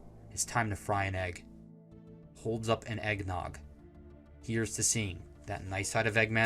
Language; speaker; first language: English; native; English